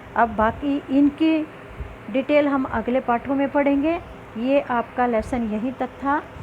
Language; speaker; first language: Hindi; native; Hindi